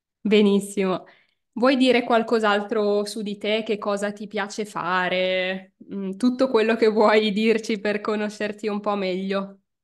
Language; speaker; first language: Italian; native; Italian